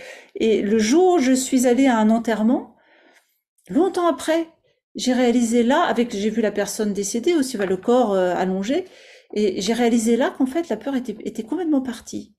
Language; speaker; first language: French; native; French